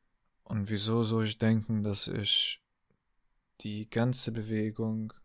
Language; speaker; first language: German; non-native, learner; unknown